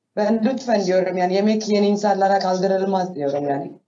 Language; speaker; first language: Turkish; non-native, learner; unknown